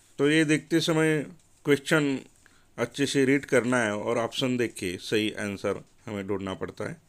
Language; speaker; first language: Hindi; non-native, local second language; Marathi